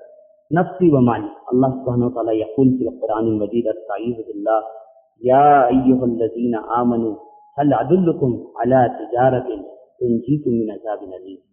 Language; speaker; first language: Arabic; non-native, learner; Urdu